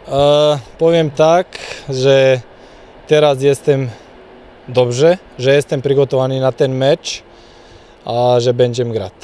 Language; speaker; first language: Polish; non-native, fluent; Slovak